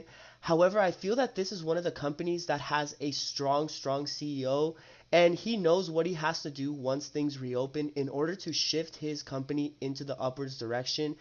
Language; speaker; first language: English; native; English